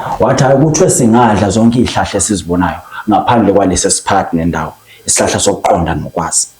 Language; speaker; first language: Zulu; non-native, local second language; Xhosa